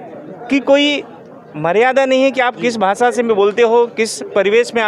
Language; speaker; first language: Hindi; native; Hindi